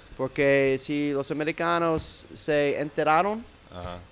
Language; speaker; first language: Spanish; non-native, learner; English